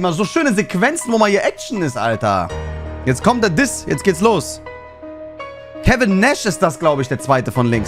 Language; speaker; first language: German; native; German